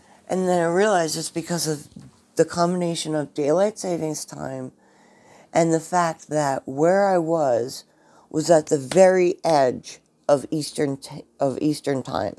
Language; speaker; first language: English; native; English